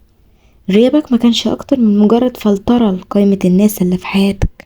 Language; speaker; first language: Arabic; native; Arabic